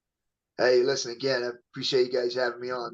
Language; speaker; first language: English; native; English